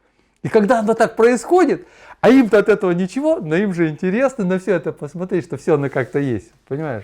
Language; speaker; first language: Russian; native; Russian